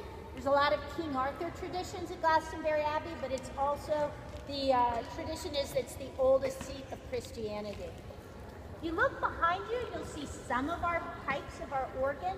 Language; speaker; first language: English; native; English